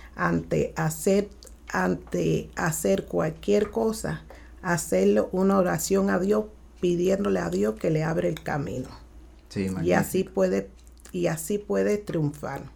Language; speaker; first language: Spanish; early bilingual, other home language; Haitian Creole